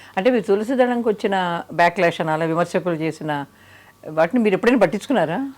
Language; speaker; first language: Telugu; native; Telugu